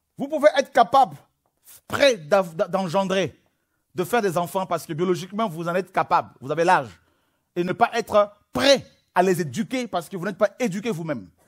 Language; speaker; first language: French; non-native, local second language; Lingala